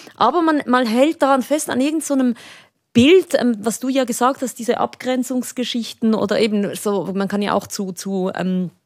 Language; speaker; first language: German; early bilingual, other home language; Spanish